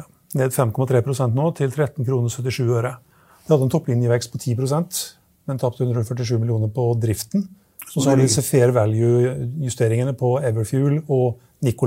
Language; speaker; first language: Norwegian; native; Norwegian